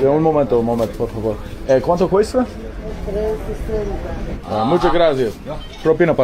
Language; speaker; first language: Spanish; non-native, learner; English